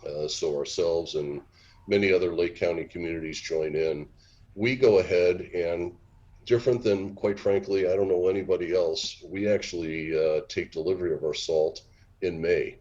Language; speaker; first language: English; native; English